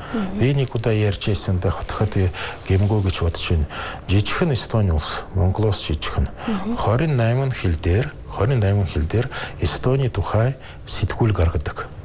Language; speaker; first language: Mongolian; non-native, fluent; Russian